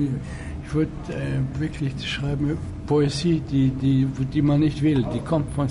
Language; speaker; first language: German; non-native, fluent; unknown